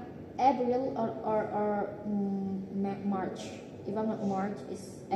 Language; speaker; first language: English; non-native, learner; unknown